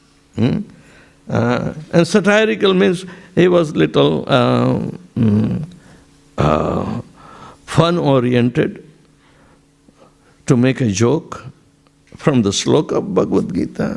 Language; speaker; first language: English; non-native, local second language; Gujarati